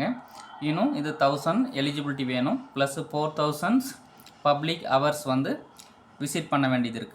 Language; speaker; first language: Tamil; native; Tamil